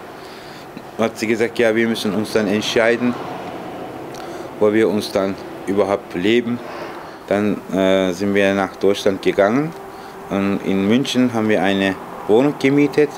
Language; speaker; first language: German; non-native, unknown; Turkish